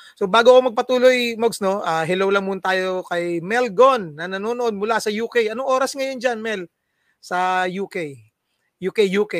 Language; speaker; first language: Filipino; non-native, local second language; Cebuano